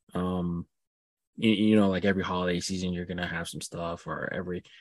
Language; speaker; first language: English; native; English